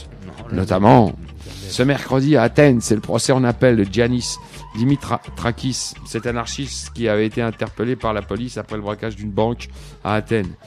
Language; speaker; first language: French; native; French